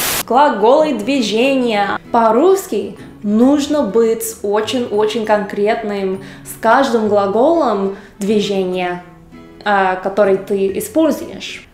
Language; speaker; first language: Russian; non-native, fluent; English